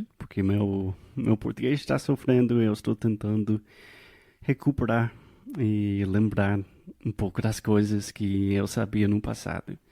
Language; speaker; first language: Portuguese; non-native, fluent; English